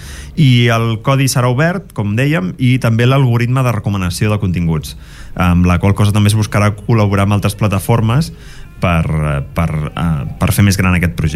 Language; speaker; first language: Catalan; native; Catalan